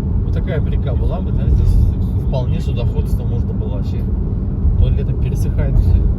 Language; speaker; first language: Russian; native; Russian